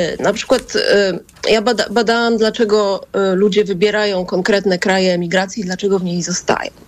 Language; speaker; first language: Polish; native; Polish